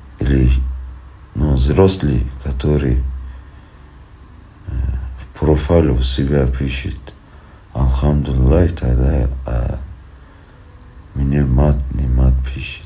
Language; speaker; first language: Russian; non-native, fluent; Persian